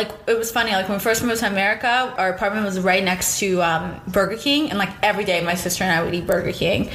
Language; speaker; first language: English; non-native, fluent; Russian